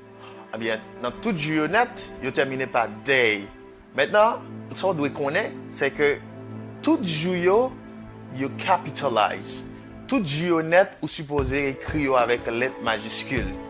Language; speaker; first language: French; non-native, local second language; Haitian Creole